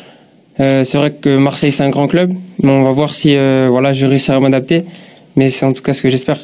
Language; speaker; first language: French; native; French